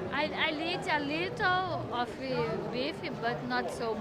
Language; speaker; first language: English; non-native, learner; Portuguese